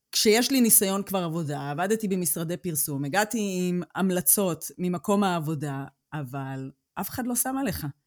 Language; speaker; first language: Hebrew; native; Hebrew